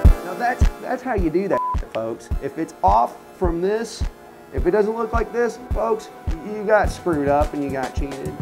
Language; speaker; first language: English; native; English